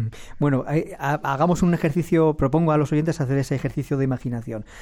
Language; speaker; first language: Spanish; native; Spanish